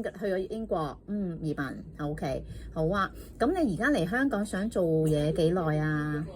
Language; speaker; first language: Cantonese; native; Cantonese